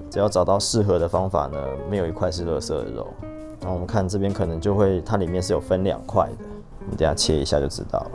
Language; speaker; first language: Chinese; native; Chinese